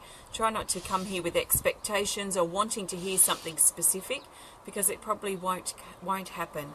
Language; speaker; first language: English; native; English